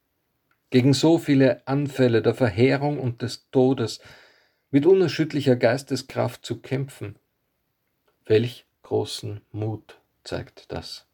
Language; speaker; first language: German; native; German